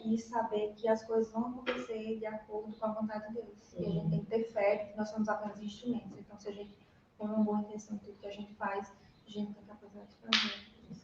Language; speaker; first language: Portuguese; native; Portuguese